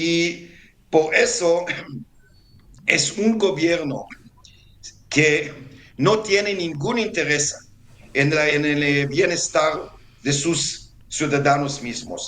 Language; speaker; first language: Spanish; non-native, fluent; Hebrew